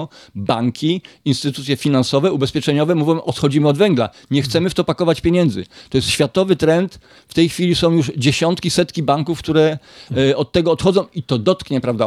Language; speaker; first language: Polish; native; Polish